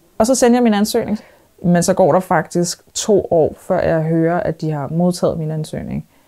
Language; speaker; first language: Danish; early bilingual, other home language; Arabic